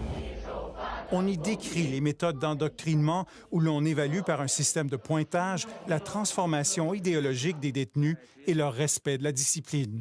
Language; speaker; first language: French; native; French